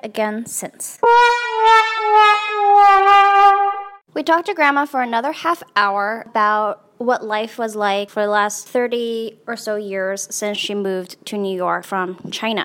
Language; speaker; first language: English; early bilingual, other home language; Chinese